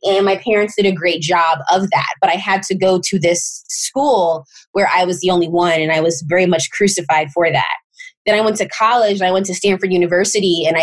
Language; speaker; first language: English; native; English